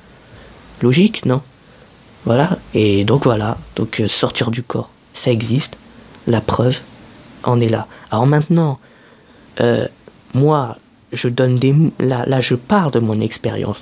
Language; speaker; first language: French; native; French